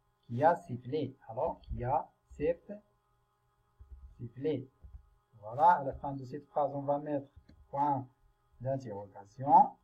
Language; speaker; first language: French; non-native, local second language; Arabic